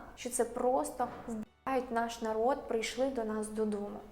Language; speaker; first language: Ukrainian; non-native, local second language; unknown